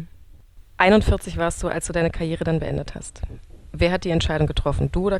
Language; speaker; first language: German; native; German